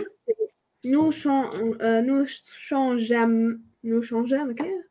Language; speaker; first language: French; non-native, learner; Arabic